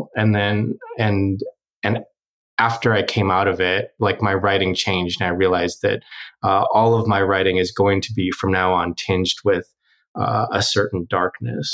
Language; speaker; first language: English; early bilingual, other home language; Korean